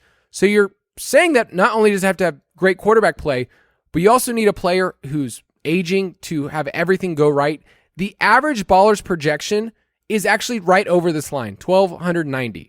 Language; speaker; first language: English; native; English